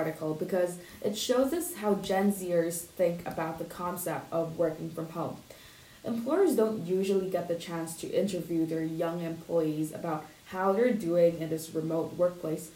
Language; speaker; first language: English; non-native, local second language; Cantonese